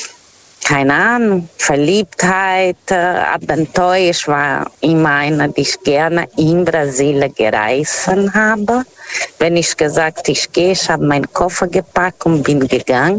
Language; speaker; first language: German; non-native, learner; Portuguese